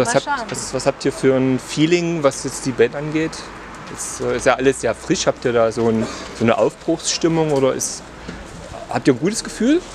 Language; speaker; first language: German; native; German